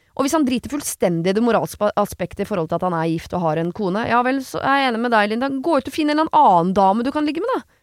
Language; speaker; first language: Norwegian; native; Norwegian